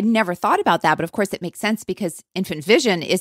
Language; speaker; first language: English; native; English